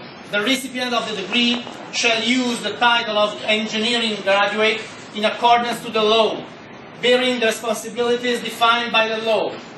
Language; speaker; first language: English; non-native, fluent; Italian